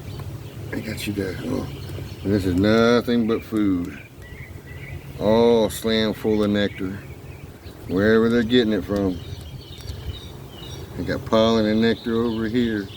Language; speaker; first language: English; native; English